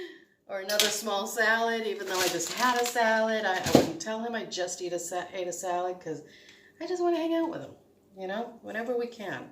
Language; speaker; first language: English; native; English